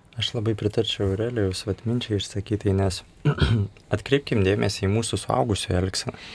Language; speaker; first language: Lithuanian; native; Lithuanian